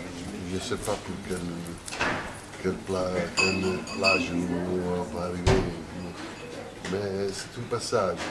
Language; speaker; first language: French; non-native, fluent; Italian